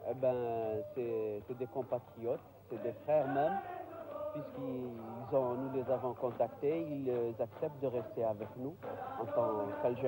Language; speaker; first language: French; non-native, local second language; Arabic